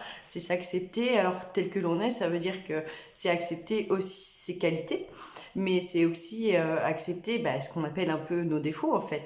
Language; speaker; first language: French; native; French